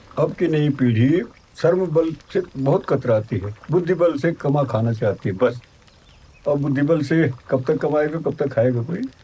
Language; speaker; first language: Hindi; non-native, local second language; Garhwali